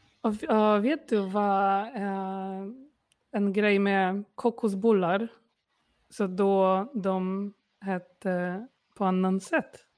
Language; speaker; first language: Swedish; non-native, fluent; Polish